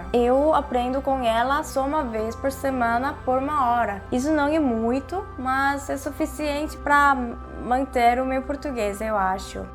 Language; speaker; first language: Portuguese; non-native, fluent; Korean